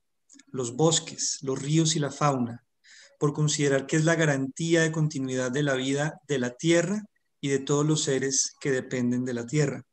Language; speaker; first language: Spanish; native; Spanish